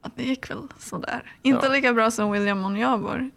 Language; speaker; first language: Swedish; early bilingual, heritage; English